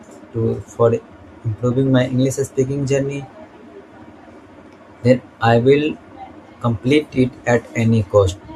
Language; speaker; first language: English; non-native, learner; Hindi